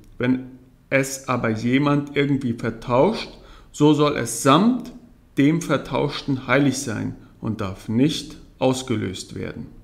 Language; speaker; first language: German; early bilingual, heritage; German